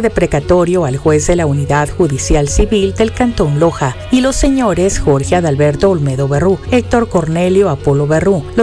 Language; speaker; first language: Spanish; native; Spanish